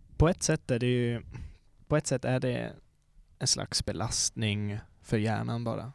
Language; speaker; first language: Swedish; non-native, fluent; Swiss German